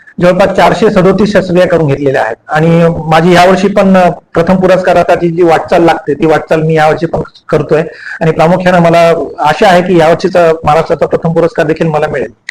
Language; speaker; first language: Marathi; native; Marathi